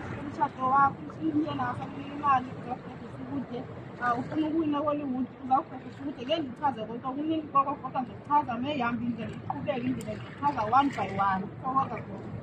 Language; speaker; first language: Zulu; non-native, local second language; Xhosa